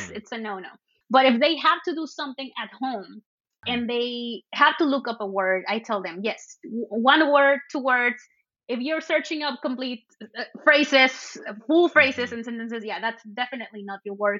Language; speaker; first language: English; early bilingual, other home language; Spanish